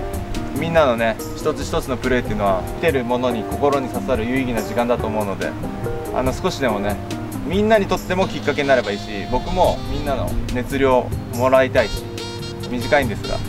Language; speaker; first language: Japanese; native; Japanese